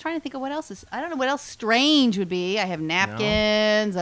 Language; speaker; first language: English; native; English